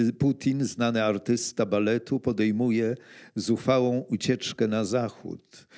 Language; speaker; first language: Polish; native; Polish